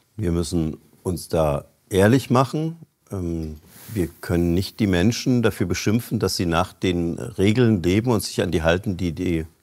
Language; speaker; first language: German; native; German